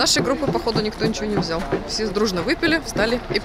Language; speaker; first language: Russian; native; Russian